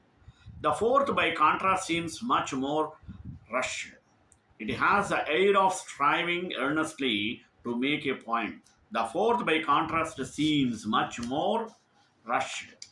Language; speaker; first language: English; non-native, local second language; Telugu